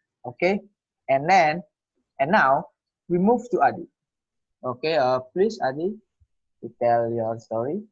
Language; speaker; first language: English; non-native, learner; Indonesian